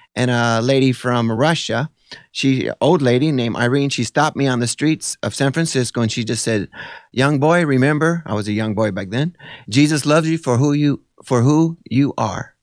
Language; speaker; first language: English; early bilingual, other home language; Italian